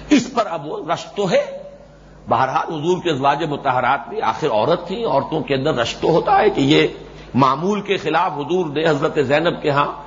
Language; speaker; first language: Urdu; native; Urdu